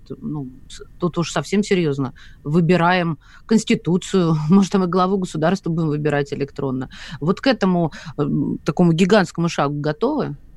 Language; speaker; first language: Russian; native; Russian